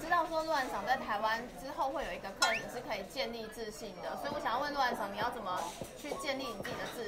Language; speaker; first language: Chinese; native; Chinese